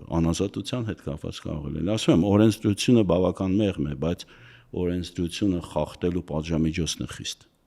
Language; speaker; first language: Armenian; native; Armenian